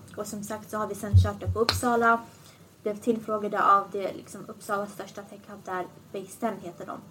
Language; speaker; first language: Swedish; early bilingual, other home language; Assyrian Neo-Aramaic